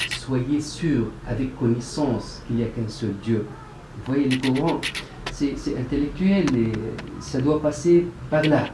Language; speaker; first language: French; non-native, local second language; Arabic